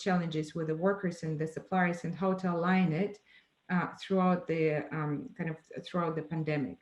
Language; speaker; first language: English; non-native, fluent; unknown